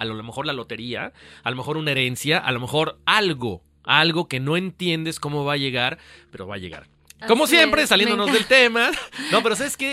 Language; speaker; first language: Spanish; native; Spanish